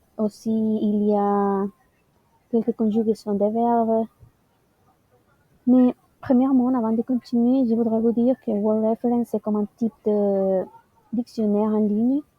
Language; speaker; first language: French; non-native, learner; Spanish